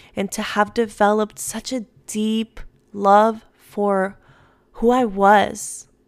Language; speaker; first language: English; early bilingual, other home language; Spanish